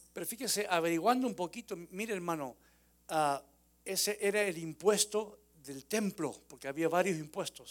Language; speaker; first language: Spanish; native; Spanish